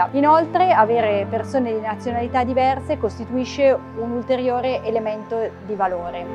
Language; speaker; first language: Italian; native; Italian